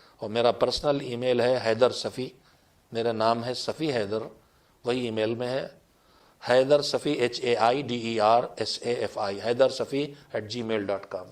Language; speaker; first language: Urdu; native; Urdu